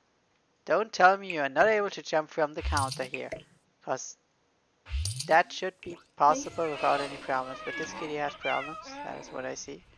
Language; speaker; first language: English; non-native, fluent; German